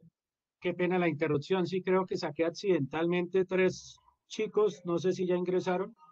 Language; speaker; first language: Spanish; native; Spanish